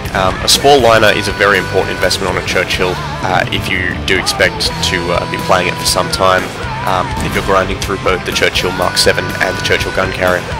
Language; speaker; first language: English; native; English